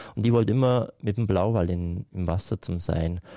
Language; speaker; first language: German; native; German